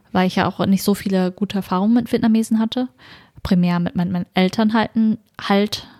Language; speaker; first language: German; native; German